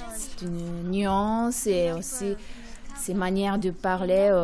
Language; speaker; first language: French; non-native, fluent; Japanese